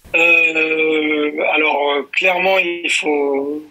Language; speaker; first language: French; native; French